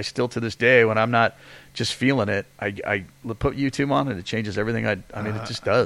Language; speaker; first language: English; native; English